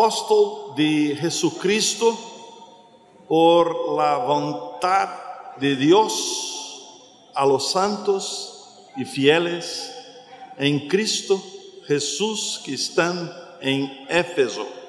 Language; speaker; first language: Spanish; non-native, learner; Portuguese